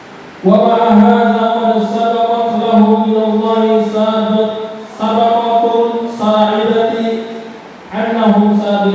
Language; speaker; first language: Arabic; non-native, fluent; Indonesian